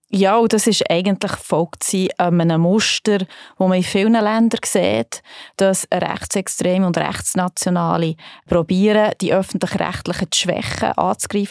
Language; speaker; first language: German; native; German